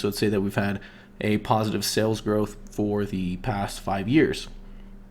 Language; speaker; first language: English; native; English